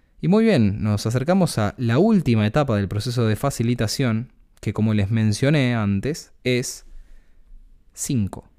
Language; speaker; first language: Spanish; native; Spanish